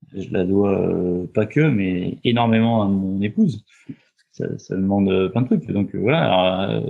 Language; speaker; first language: French; native; French